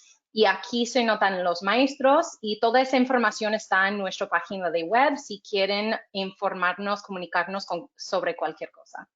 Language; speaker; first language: Spanish; non-native, fluent; English